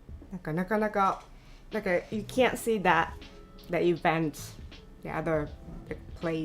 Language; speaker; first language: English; non-native, learner; Japanese